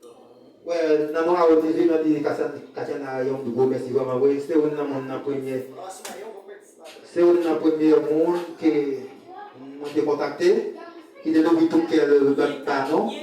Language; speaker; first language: French; non-native, learner; Haitian Creole